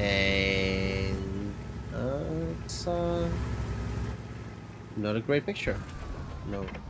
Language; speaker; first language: English; non-native, fluent; Czech